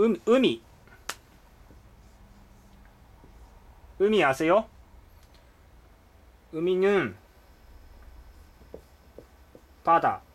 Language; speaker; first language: Korean; non-native, fluent; Japanese